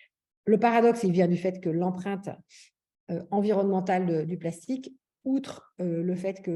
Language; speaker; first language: French; native; French